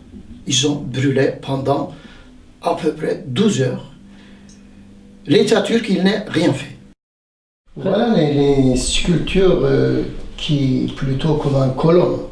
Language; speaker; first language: French; non-native, fluent; Turkish